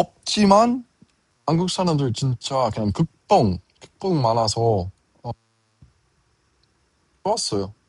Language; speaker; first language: Korean; non-native, learner; English